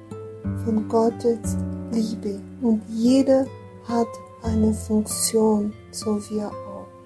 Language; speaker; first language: German; non-native, fluent; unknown